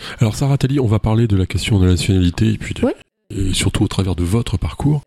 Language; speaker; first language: French; native; French